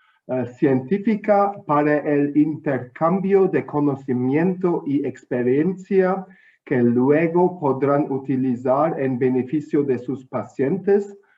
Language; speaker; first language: Spanish; non-native, fluent; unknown